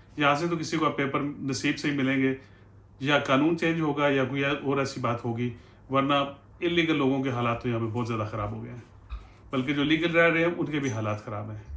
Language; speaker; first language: Urdu; non-native, local second language; Punjabi